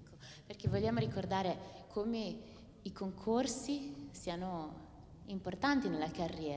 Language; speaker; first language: Italian; native; Italian